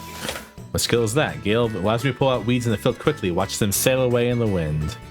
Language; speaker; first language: English; native; English